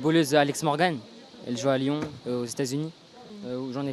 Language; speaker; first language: French; native; French